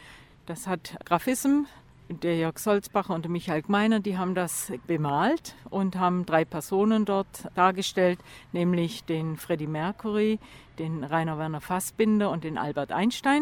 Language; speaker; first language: German; native; German